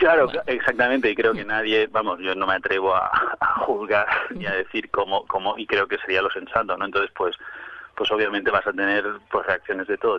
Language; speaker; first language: Spanish; native; Spanish